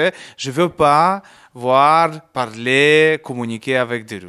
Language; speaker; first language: French; non-native, learner; Ukrainian